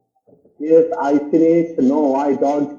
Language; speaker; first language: English; non-native, learner; Bangla